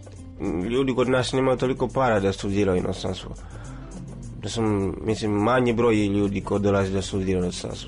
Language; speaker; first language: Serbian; non-native, fluent; Swahili